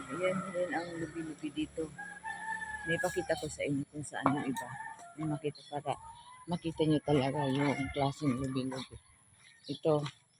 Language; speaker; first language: Filipino; non-native, local second language; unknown